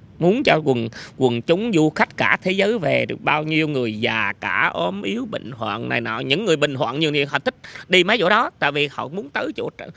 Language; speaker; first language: Vietnamese; native; Vietnamese